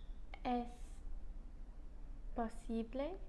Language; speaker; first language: Spanish; non-native, learner; English